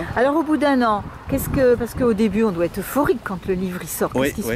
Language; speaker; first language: French; native; French